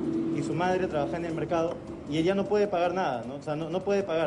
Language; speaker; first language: Spanish; native; Spanish